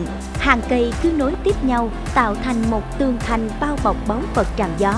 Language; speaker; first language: Vietnamese; native; Vietnamese